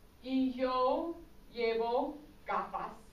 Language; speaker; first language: Spanish; non-native, fluent; English